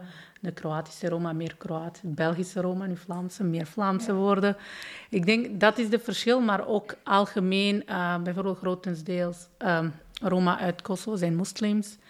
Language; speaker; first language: Dutch; non-native, fluent; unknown